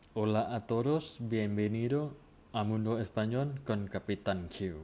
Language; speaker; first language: Spanish; non-native, fluent; Thai